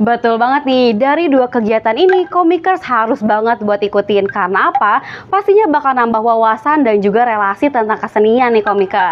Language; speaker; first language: Indonesian; native; Indonesian